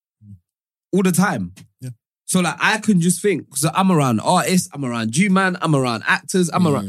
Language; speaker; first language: English; non-native, local second language; Yoruba